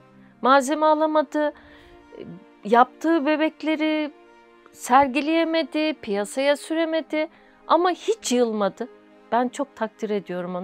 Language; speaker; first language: Turkish; native; Turkish